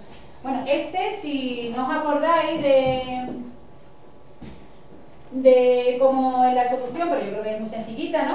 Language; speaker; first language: Spanish; native; Spanish